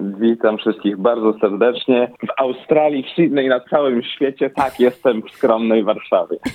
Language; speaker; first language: Polish; early bilingual, heritage; Polish